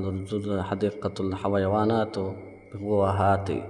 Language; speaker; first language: Arabic; non-native, learner; Assamese